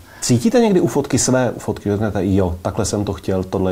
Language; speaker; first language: Czech; native; Czech